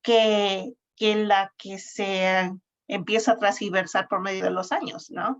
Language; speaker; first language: Spanish; native; Spanish